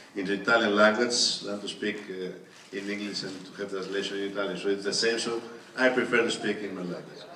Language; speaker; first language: English; non-native, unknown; Greek